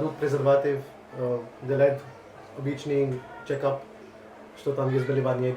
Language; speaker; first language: Russian; non-native, learner; Hindi